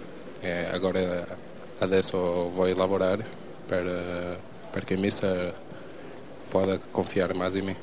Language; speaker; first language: Italian; non-native, learner; Spanish